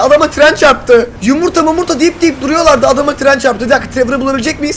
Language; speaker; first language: Turkish; native; Turkish